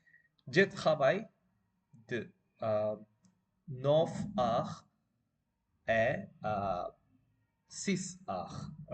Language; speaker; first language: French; non-native, learner; Bangla